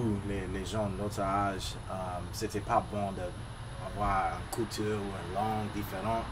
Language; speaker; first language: French; non-native, local second language; English